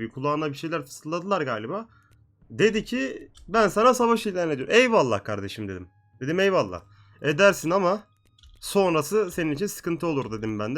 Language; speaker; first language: Turkish; native; Turkish